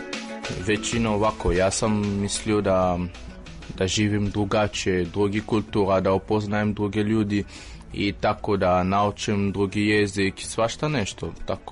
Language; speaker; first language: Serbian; non-native, fluent; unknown